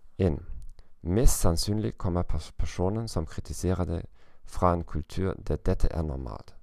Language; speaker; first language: Norwegian; non-native, learner; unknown